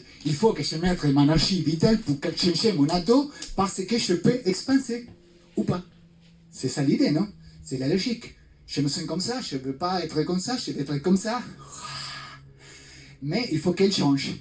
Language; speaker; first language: French; non-native, fluent; Spanish